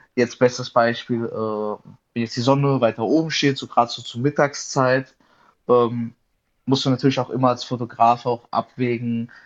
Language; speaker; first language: German; native; German